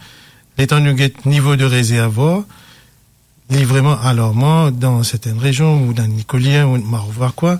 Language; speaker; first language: French; non-native, local second language; Morisyen